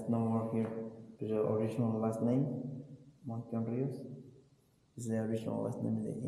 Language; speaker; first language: English; non-native, learner; Spanish